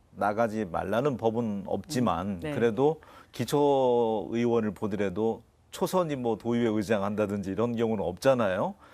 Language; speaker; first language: Korean; native; Korean